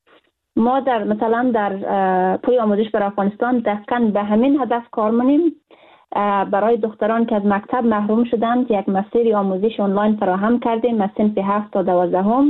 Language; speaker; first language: Persian; native; Persian